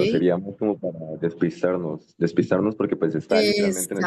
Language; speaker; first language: Spanish; native; Spanish